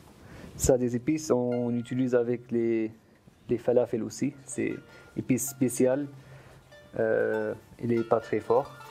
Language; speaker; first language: French; non-native, fluent; Arabic